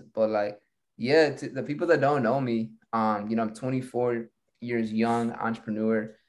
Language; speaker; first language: English; early bilingual, other home language; Spanish